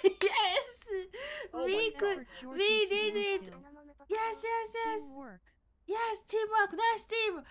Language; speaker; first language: English; non-native, learner; Japanese